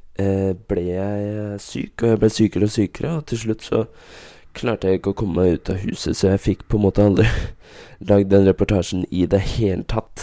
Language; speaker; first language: Norwegian; native; Norwegian